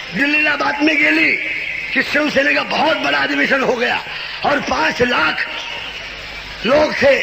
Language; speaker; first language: Hindi; non-native, local second language; Marathi